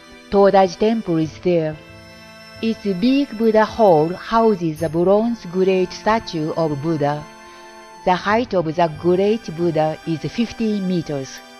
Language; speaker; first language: English; non-native, fluent; Japanese